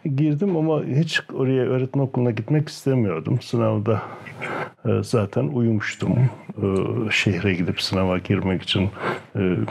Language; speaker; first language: Turkish; native; Turkish